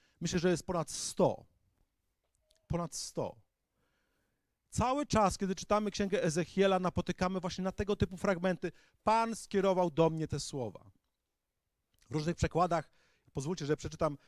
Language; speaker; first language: Polish; native; Polish